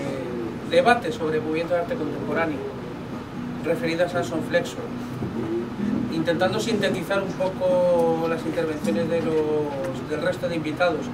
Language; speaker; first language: Spanish; native; Spanish